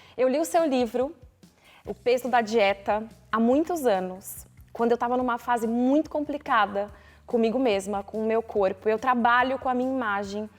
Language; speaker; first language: Portuguese; native; Portuguese